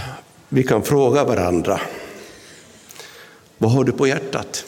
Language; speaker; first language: Swedish; non-native, local second language; Finnish